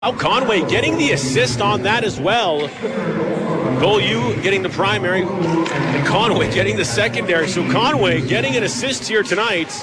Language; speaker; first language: English; native; English